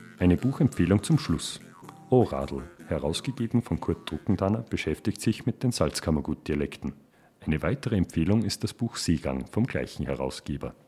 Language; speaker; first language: German; native; German